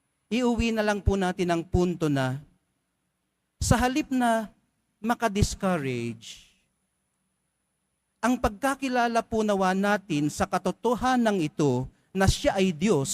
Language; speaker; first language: Filipino; native; Filipino